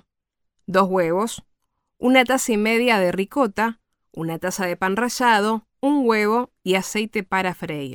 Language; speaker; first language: Spanish; native; Spanish